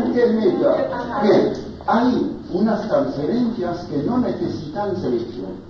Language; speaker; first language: Spanish; non-native, fluent; French